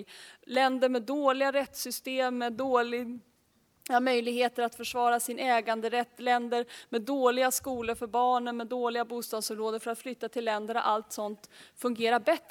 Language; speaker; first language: Swedish; native; Swedish